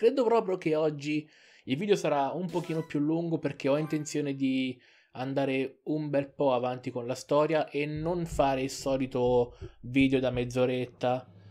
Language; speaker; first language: Italian; native; Italian